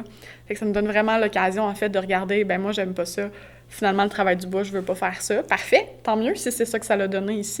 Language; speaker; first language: French; native; French